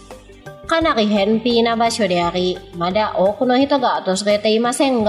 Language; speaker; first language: Japanese; non-native, learner; Indonesian